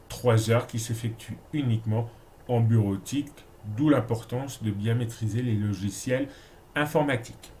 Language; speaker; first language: French; native; French